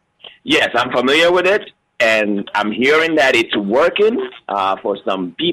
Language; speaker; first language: English; non-native, local second language; Yoruba